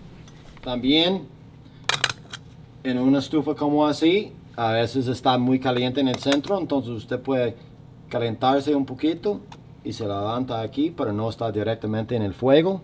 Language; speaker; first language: Spanish; non-native, learner; English